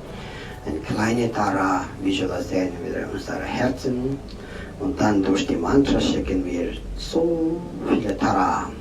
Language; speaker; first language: German; non-native, learner; Tibetan